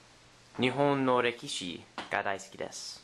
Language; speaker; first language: Japanese; non-native, learner; English